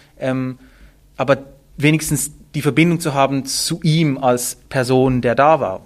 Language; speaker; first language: German; native; German